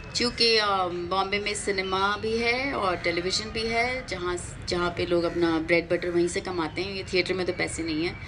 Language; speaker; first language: Hindi; native; Hindi